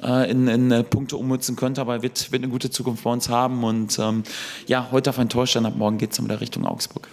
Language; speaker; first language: German; native; German